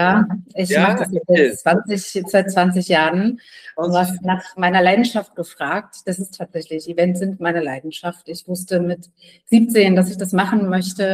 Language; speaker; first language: German; native; German